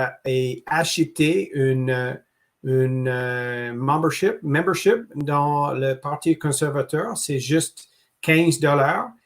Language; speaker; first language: French; non-native, local second language; English